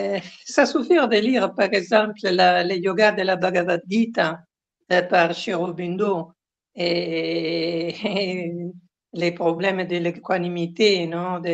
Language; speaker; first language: French; non-native, fluent; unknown